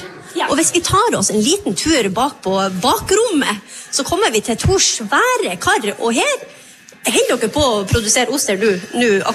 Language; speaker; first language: Norwegian; native; Norwegian